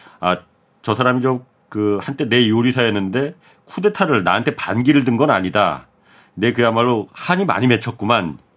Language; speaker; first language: Korean; native; Korean